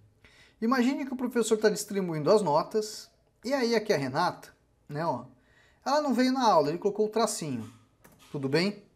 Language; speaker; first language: Portuguese; native; Portuguese